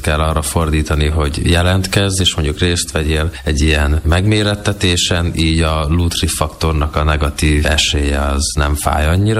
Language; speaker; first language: Hungarian; native; Hungarian